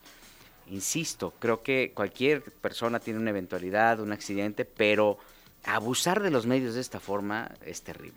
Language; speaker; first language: Spanish; native; Spanish